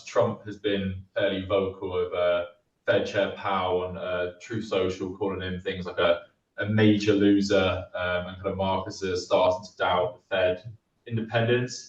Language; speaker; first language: English; native; English